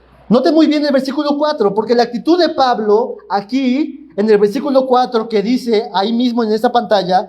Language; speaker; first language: Spanish; native; Spanish